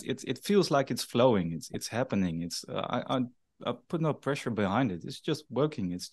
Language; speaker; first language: English; non-native, fluent; Dutch